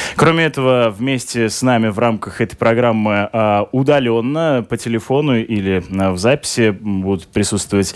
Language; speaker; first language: Russian; native; Russian